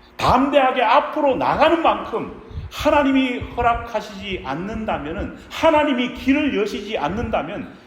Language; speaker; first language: Korean; native; Korean